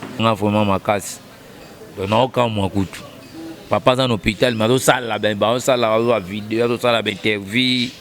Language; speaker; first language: Lingala; native; Lingala